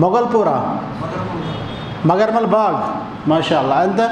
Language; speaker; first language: Arabic; non-native, fluent; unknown